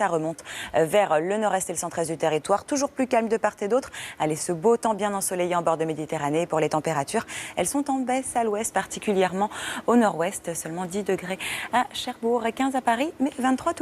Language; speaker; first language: French; native; French